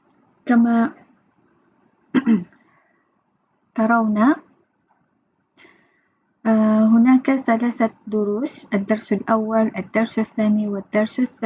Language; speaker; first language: Arabic; non-native, fluent; Malay